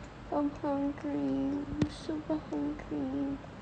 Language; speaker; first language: English; non-native, fluent; Thai